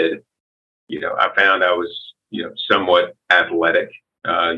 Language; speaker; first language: English; native; English